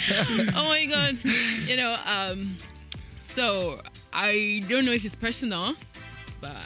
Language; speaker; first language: English; non-native, local second language; Yoruba